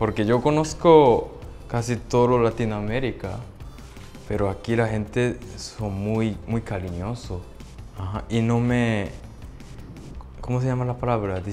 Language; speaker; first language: Spanish; non-native, fluent; Japanese